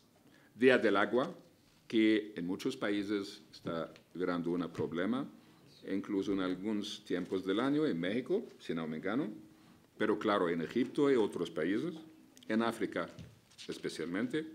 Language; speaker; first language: Spanish; non-native, fluent; Arabic